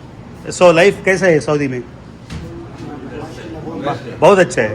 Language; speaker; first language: Hindi; non-native, local second language; Telugu